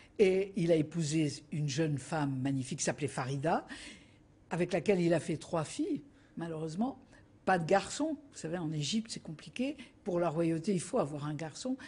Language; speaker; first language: French; native; French